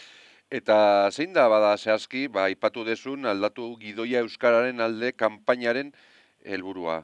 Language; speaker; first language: Basque; native; Basque